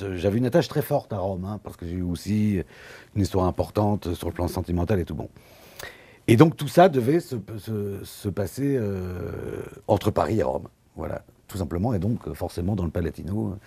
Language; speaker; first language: French; native; French